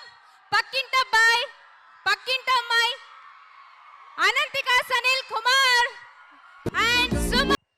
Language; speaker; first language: Telugu; native; Telugu